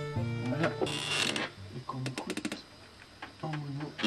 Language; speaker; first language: French; native; French